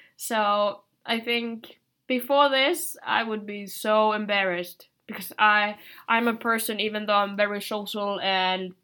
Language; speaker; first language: English; non-native, fluent; Finnish